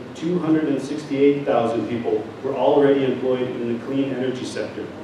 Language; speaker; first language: English; native; English